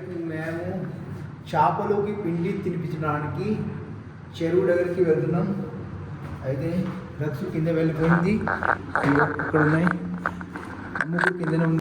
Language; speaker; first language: Telugu; non-native, learner; Hindi